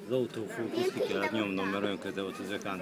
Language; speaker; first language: Hungarian; native; Hungarian